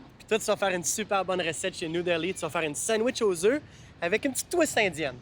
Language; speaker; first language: French; native; French